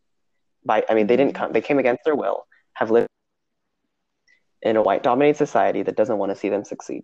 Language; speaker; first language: English; native; English